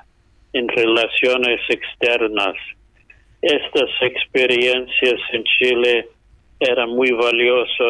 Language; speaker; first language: Spanish; non-native, fluent; English